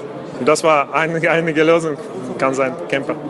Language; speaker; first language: German; non-native, learner; Russian